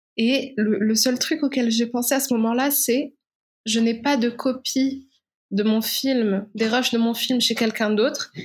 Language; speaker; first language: French; non-native, local second language; Arabic